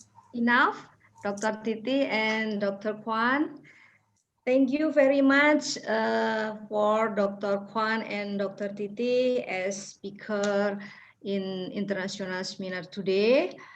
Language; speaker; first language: English; non-native, fluent; Indonesian